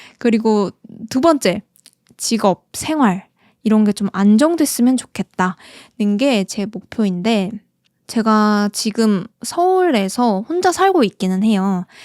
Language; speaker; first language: Korean; native; Korean